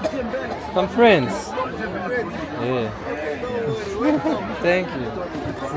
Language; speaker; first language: English; non-native, learner; French